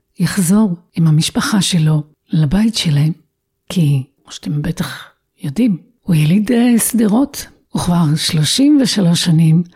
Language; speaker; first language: Hebrew; native; Hebrew